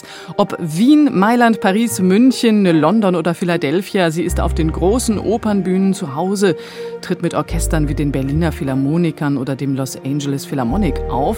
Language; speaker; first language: German; native; German